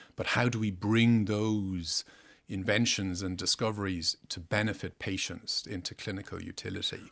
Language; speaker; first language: English; native; English